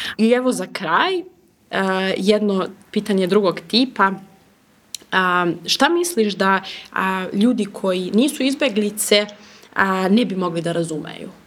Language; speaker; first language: Serbian; native; Serbian